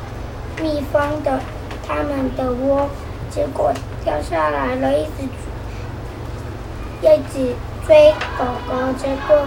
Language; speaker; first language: Chinese; native; Chinese